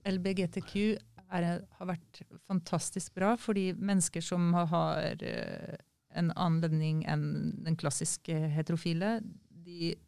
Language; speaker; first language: Norwegian; native; Norwegian